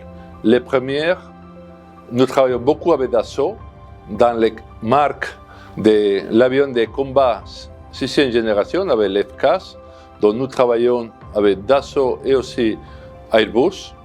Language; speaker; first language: French; non-native, fluent; Spanish